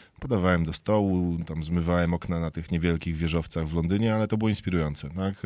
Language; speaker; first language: Polish; native; Polish